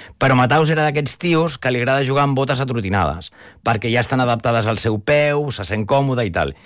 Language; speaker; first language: Catalan; native; Catalan